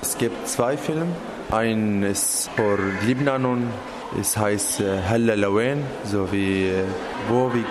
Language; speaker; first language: German; non-native, learner; Arabic